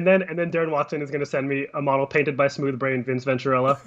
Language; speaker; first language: English; native; English